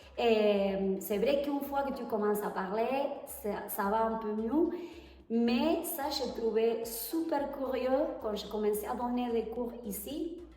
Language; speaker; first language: French; non-native, fluent; Spanish